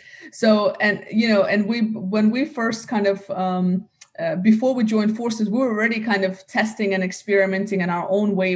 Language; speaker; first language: English; native; English